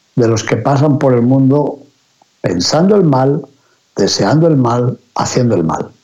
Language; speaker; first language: Spanish; native; Spanish